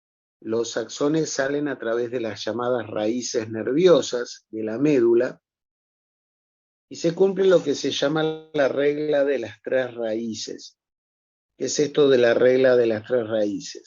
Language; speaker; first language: Spanish; native; Spanish